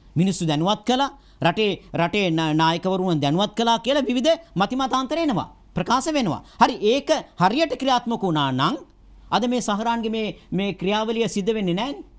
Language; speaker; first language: Sinhala; non-native, local second language; Tamil